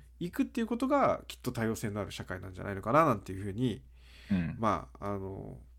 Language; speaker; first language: Japanese; early bilingual, other home language; Portuguese